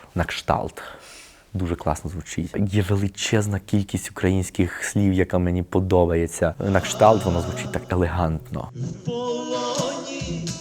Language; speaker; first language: Ukrainian; early bilingual, heritage; Spanish